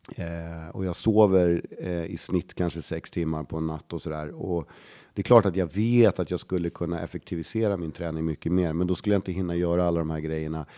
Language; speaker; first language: Swedish; native; Swedish